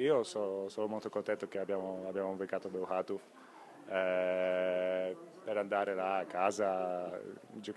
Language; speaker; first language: Italian; non-native, fluent; Polish